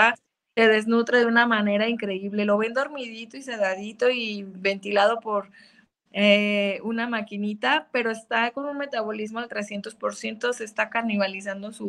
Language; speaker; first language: Spanish; native; Spanish